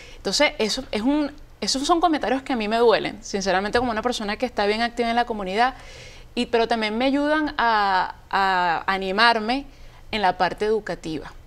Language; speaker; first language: Spanish; native; Spanish